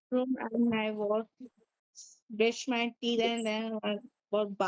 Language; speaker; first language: English; non-native, learner; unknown